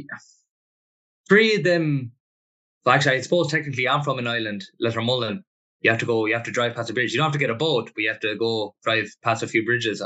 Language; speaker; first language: English; native; English